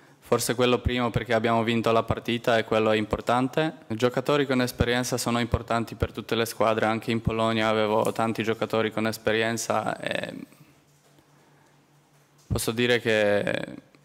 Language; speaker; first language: Italian; non-native, learner; Polish